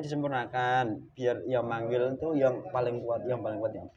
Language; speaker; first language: Indonesian; native; Indonesian